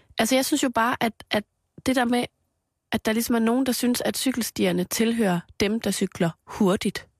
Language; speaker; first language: Danish; native; Danish